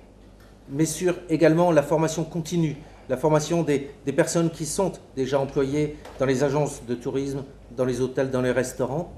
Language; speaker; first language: French; native; French